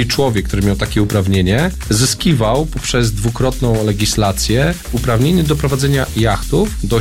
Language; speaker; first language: Polish; native; Polish